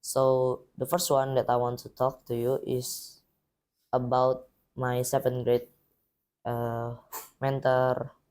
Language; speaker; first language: English; non-native, learner; Indonesian